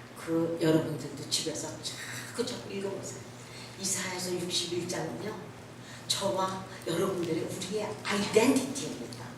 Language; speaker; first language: Korean; native; Korean